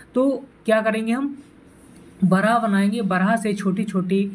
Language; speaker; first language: Hindi; native; Hindi